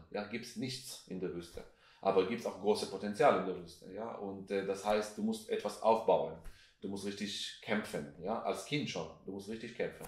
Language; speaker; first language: German; non-native, fluent; Hebrew